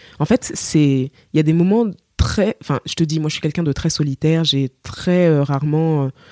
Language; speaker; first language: French; native; French